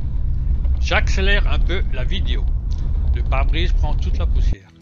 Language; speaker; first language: French; native; French